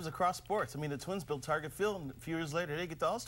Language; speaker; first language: English; native; English